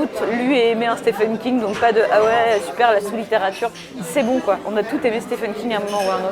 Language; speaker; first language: French; native; French